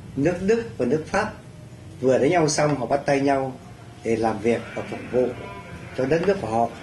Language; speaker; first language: Vietnamese; native; Vietnamese